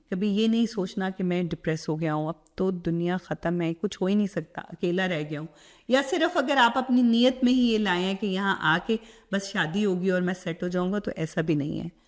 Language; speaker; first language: Urdu; non-native, local second language; Punjabi